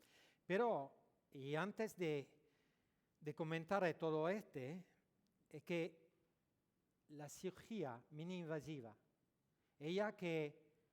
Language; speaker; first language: Spanish; non-native, learner; French